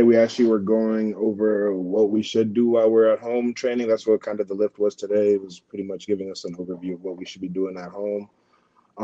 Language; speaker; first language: English; early bilingual, other home language; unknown